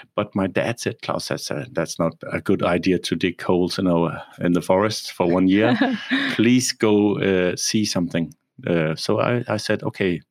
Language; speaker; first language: English; non-native, fluent; Danish